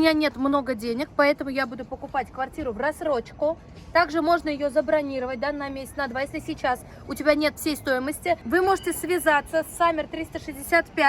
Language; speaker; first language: Russian; native; Russian